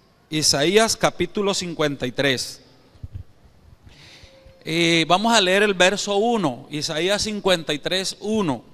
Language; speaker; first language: Spanish; native; Spanish